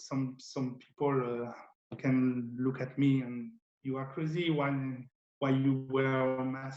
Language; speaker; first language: English; non-native, learner; French